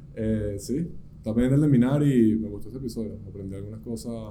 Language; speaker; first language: Spanish; native; Spanish